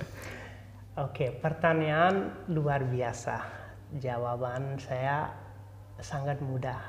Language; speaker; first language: Indonesian; non-native, fluent; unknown